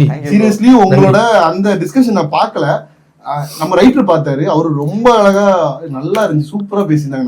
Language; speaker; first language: Tamil; native; Tamil